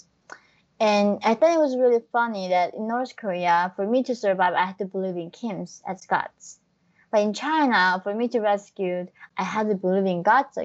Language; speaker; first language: English; non-native, fluent; Korean